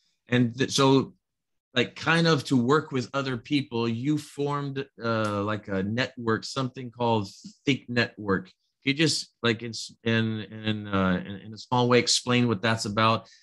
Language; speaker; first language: English; early bilingual, other home language; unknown